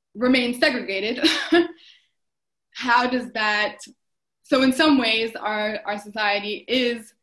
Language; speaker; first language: English; native; English